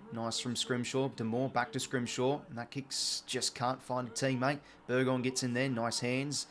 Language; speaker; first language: English; native; English